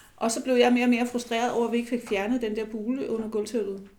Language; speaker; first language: Danish; native; Danish